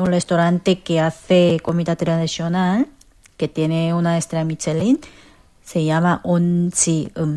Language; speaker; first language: Spanish; non-native, fluent; Korean